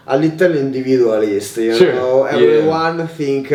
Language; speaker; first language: English; non-native, learner; Italian